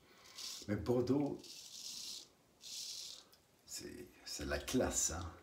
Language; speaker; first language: French; non-native, learner; English